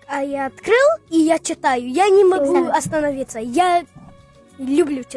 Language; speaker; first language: Russian; early bilingual, heritage; English